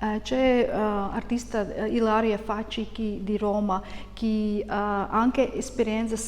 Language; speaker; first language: Italian; non-native, learner; Latvian